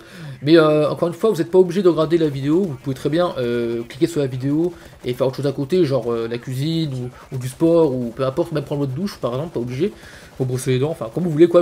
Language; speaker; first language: French; native; French